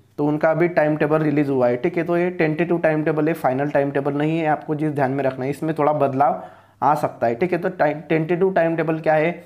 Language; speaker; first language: Hindi; non-native, local second language; Marathi